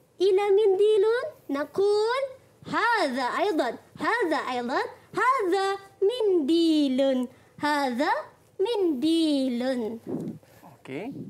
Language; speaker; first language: Arabic; non-native, fluent; Malay